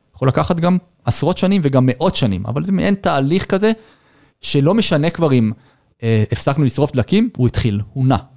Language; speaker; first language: Hebrew; native; Hebrew